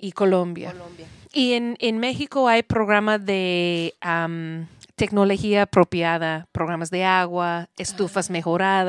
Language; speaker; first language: Spanish; non-native, learner; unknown